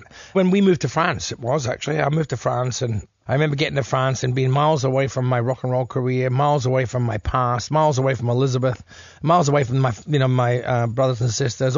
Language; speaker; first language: English; native; English